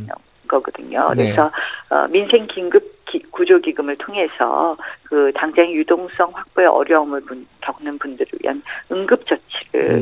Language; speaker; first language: Korean; native; Korean